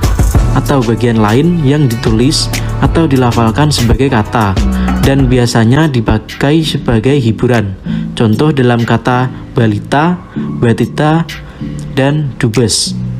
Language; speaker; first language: Indonesian; native; Indonesian